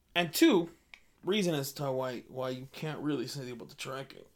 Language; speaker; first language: English; early bilingual, other home language; Spanish